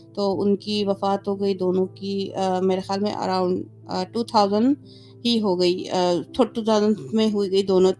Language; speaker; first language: Urdu; native; Urdu